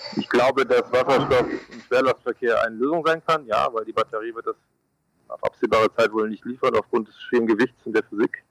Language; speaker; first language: German; native; German